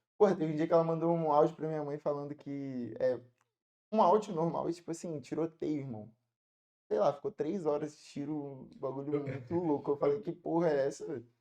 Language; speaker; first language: Portuguese; native; Portuguese